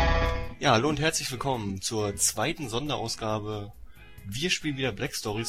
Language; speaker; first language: German; native; German